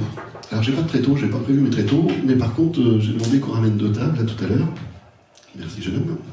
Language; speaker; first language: French; native; French